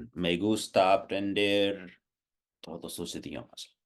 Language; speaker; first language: Spanish; non-native, fluent; English